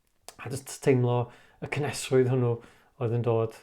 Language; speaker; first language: Welsh; native; Welsh